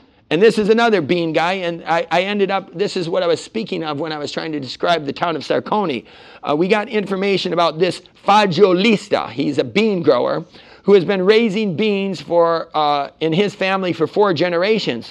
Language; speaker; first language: English; native; English